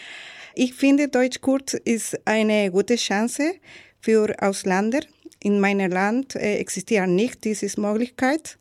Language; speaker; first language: German; non-native, learner; Spanish